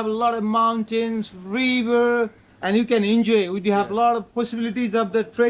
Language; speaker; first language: English; non-native, fluent; Nepali